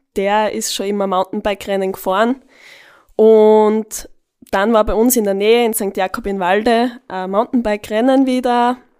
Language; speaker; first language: German; native; German